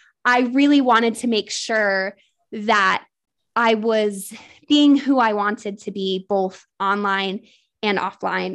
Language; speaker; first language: English; native; English